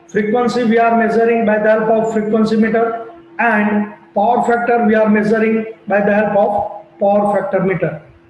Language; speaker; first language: English; non-native, local second language; Gujarati